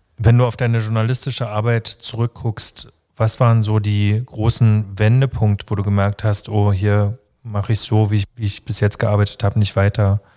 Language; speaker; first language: German; native; German